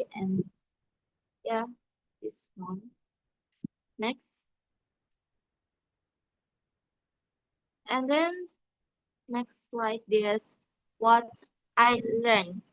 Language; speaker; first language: English; non-native, learner; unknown